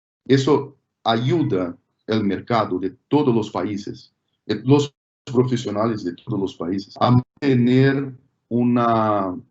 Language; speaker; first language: Spanish; non-native, fluent; Portuguese